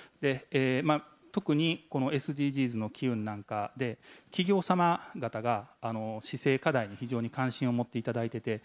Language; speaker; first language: Japanese; native; Japanese